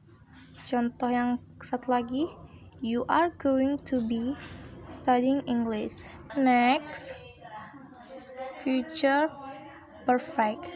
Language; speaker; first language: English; non-native, learner; Indonesian